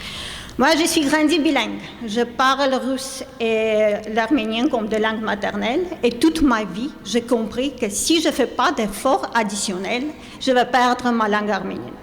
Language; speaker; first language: French; non-native, fluent; Armenian